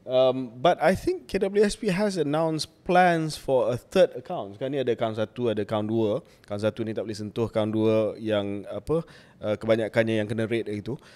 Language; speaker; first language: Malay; native; Malay